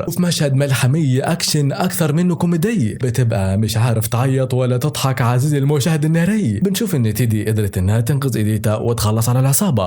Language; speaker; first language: Arabic; native; Arabic